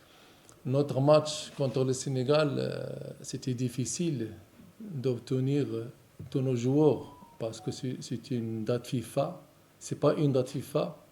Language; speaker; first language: French; non-native, local second language; Arabic